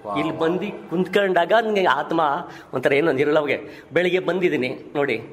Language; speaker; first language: Kannada; native; Kannada